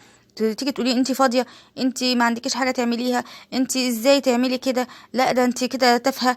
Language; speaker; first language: Arabic; native; Arabic